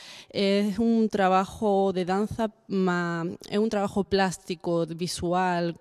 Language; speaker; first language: Italian; non-native, learner; Spanish